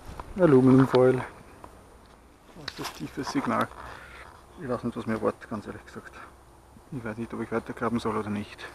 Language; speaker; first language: German; native; German